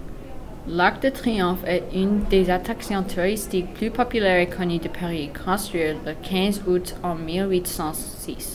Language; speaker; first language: French; non-native, learner; English